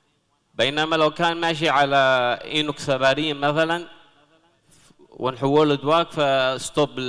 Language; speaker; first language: Arabic; native; Arabic